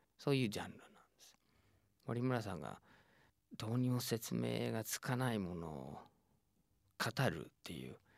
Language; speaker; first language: Japanese; non-native, fluent; English